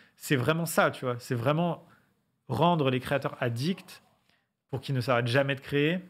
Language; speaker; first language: French; native; French